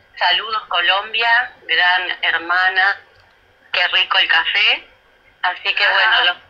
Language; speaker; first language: Spanish; native; Spanish